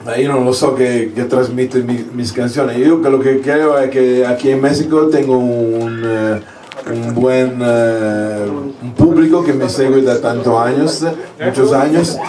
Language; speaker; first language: Spanish; non-native, learner; Italian